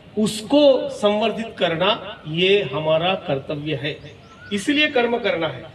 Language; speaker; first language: Hindi; non-native, local second language; Marathi